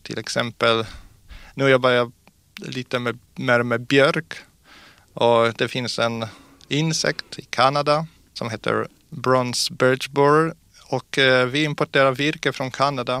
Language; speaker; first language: Swedish; non-native, fluent; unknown